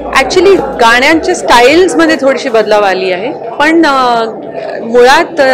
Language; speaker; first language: Marathi; non-native, local second language; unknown